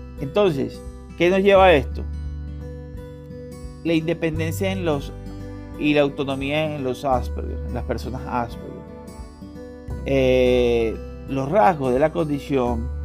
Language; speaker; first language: Spanish; native; Spanish